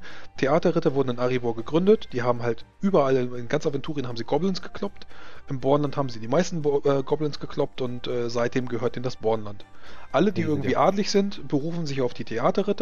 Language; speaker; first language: German; native; German